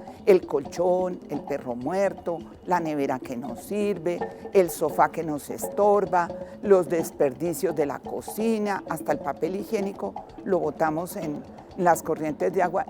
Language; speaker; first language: Spanish; native; Spanish